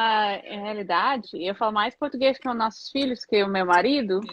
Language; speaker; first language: Portuguese; non-native, fluent; English